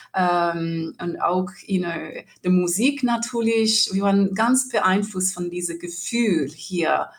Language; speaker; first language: German; non-native, learner; English